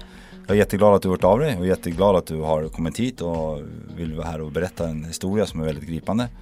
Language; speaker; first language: Swedish; native; Swedish